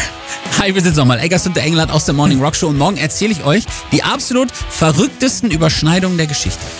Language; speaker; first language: German; native; German